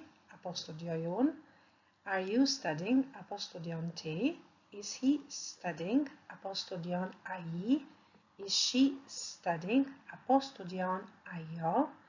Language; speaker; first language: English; non-native, fluent; Albanian